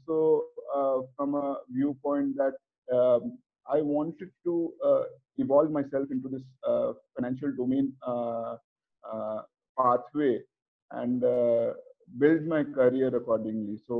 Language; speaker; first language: English; non-native, local second language; Hindi